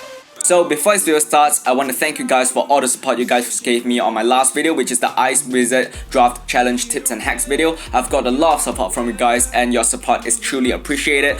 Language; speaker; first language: English; non-native, fluent; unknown